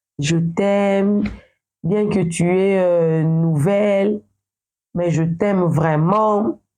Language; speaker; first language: French; non-native, local second language; Lingala